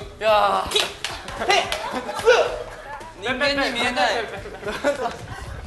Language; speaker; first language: Japanese; non-native, learner; Korean